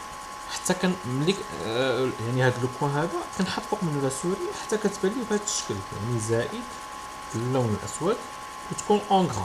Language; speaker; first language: Arabic; native; Arabic